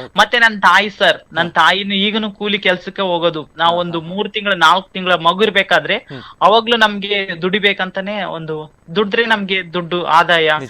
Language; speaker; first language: Kannada; native; Kannada